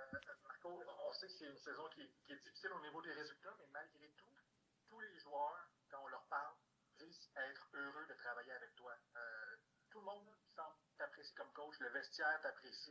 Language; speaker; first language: French; native; French